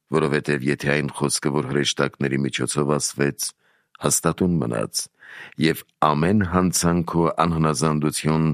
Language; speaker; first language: Armenian; native; Armenian